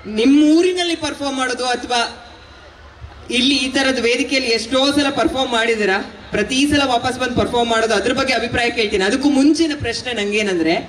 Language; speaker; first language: Kannada; native; Kannada